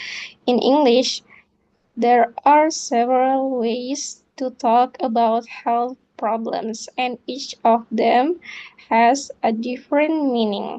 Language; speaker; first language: English; non-native, fluent; Indonesian